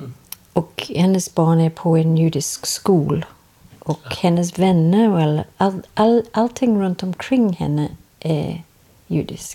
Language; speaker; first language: Swedish; non-native, learner; English